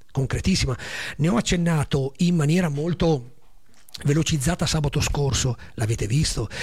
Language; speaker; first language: Italian; native; Italian